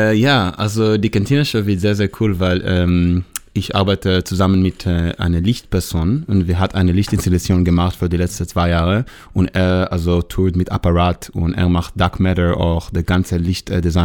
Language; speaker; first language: German; non-native, fluent; Hebrew